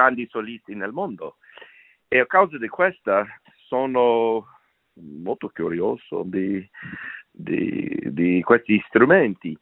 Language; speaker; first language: Italian; non-native, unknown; English